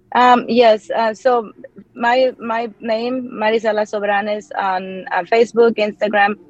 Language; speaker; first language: English; non-native, fluent; Spanish